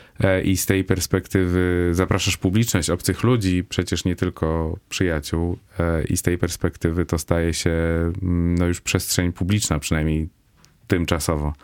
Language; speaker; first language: Polish; native; Polish